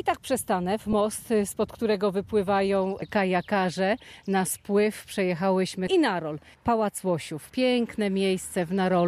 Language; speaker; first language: Polish; native; Polish